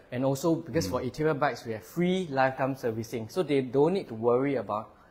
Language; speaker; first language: English; non-native, local second language; Chinese